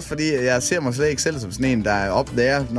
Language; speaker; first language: Danish; native; Danish